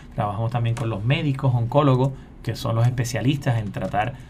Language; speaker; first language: Spanish; native; Spanish